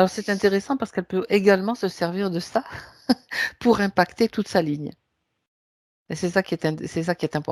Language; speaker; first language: French; native; French